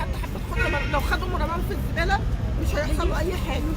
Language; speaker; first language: Arabic; native; Arabic